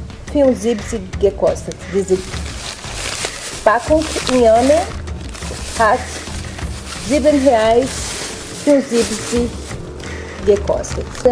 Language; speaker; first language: German; non-native, learner; Portuguese